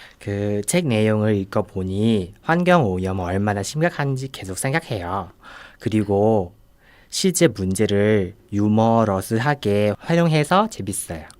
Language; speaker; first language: Korean; non-native, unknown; Vietnamese